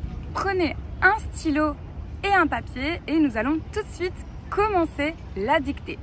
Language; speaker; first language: French; native; French